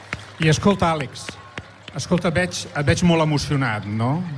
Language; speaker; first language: Catalan; native; Catalan